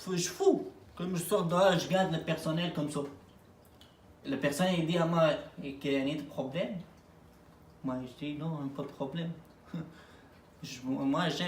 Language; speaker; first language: French; non-native, learner; Arabic